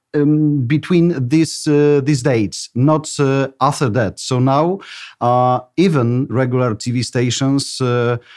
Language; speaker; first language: English; non-native, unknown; Polish